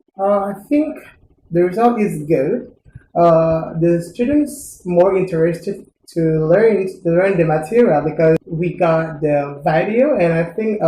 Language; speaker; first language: English; non-native, learner; Indonesian